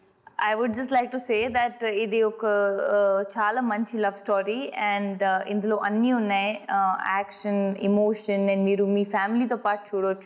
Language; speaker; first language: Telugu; non-native, fluent; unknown